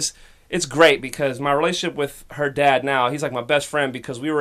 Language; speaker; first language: English; native; English